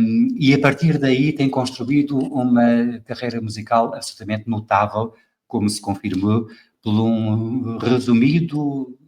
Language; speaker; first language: Portuguese; native; Portuguese